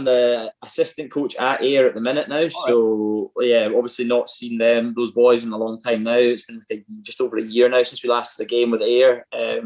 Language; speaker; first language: English; native; English